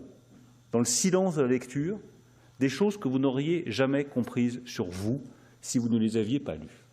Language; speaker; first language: French; native; French